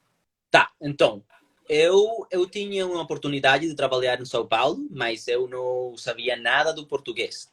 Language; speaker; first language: Portuguese; non-native, learner; Spanish